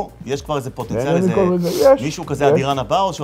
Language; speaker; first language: Hebrew; native; Hebrew